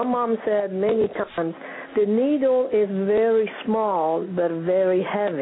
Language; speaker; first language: English; non-native, fluent; Italian